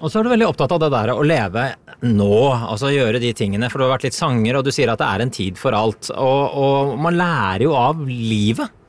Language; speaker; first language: Norwegian; native; Norwegian